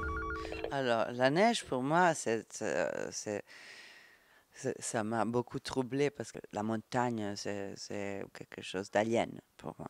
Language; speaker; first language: French; non-native, fluent; Italian